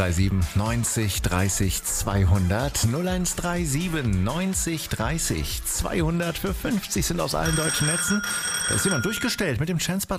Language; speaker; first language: German; native; German